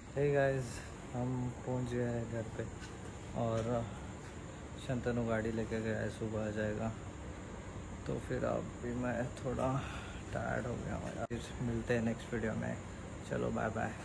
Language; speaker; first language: Hindi; non-native, local second language; Marathi